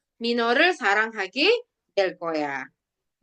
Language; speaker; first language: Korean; non-native, fluent; Indonesian